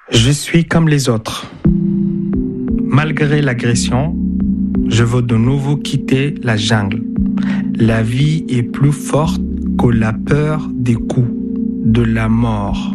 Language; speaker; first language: French; non-native, fluent; Arabic